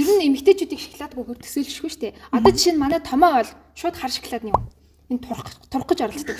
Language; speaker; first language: Mongolian; native; Mongolian